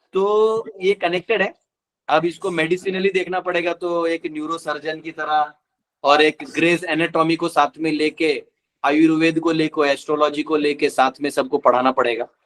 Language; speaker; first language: Hindi; non-native, local second language; Marathi